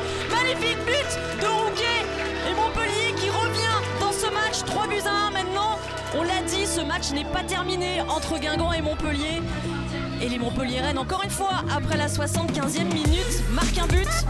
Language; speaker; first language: French; native; French